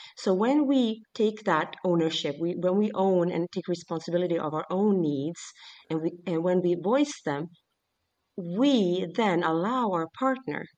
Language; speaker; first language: English; early bilingual, other home language; Swedish